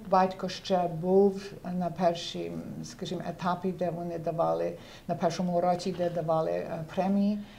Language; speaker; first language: Ukrainian; early bilingual, heritage; Ukrainian